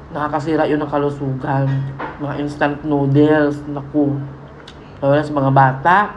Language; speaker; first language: Filipino; non-native, local second language; Iloko